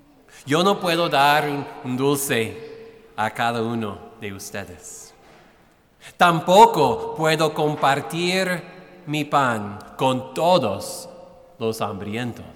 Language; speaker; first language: Spanish; non-native, fluent; English